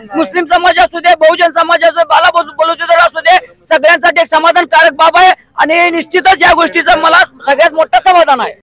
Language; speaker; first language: Marathi; non-native, local second language; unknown